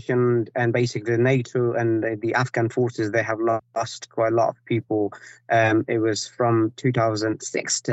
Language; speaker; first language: English; non-native, fluent; Persian